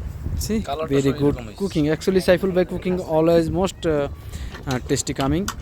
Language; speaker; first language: English; non-native, learner; Bangla